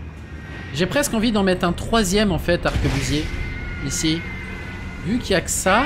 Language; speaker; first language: French; native; French